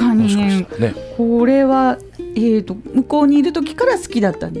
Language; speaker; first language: Japanese; native; Japanese